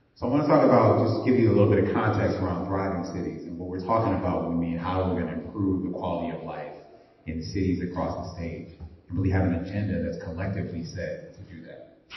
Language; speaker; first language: English; native; English